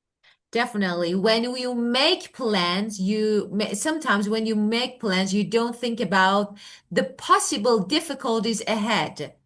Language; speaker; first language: English; non-native, fluent; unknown